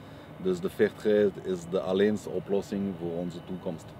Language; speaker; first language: Dutch; non-native, local second language; French